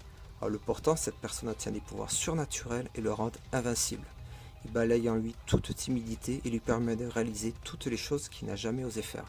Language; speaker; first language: French; native; French